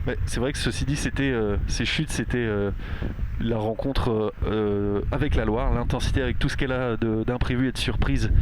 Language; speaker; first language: French; native; French